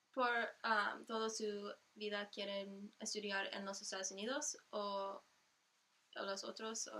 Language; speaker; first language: Spanish; non-native, learner; English